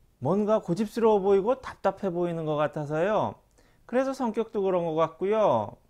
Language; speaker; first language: Korean; native; Korean